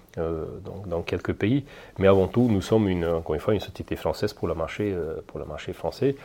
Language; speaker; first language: French; non-native, fluent; Hungarian